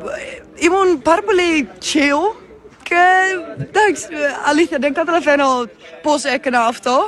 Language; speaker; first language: Greek; non-native, learner; Dutch